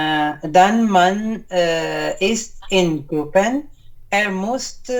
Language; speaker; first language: German; non-native, learner; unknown